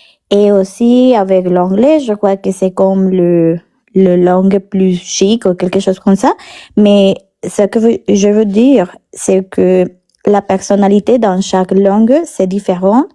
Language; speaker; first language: French; non-native, learner; Spanish